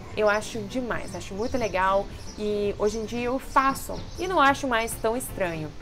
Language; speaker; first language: Portuguese; non-native, fluent; Russian